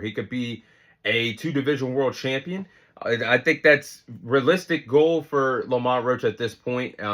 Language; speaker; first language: English; native; English